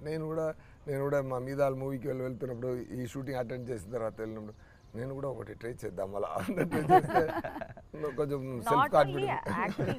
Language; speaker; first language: Telugu; non-native, learner; Tamil